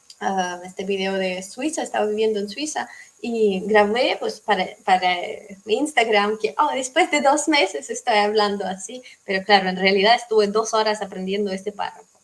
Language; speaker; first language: Spanish; non-native, fluent; Russian